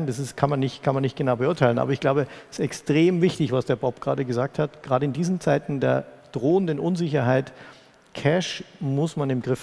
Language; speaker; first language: German; native; German